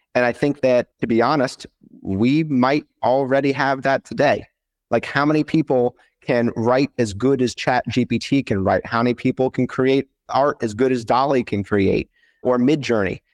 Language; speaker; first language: English; native; English